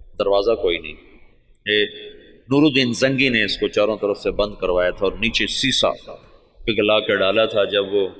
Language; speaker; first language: Urdu; non-native, local second language; Punjabi